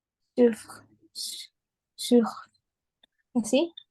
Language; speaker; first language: French; non-native, learner; Spanish